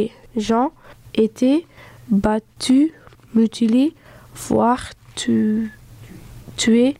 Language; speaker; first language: French; early bilingual, other home language; Dutch